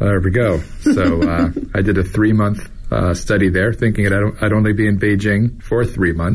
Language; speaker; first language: English; native; English